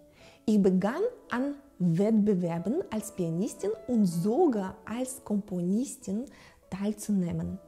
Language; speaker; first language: German; non-native, fluent; Russian